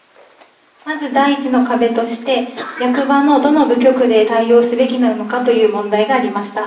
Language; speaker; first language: Japanese; native; Japanese